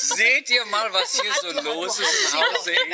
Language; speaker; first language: German; native; German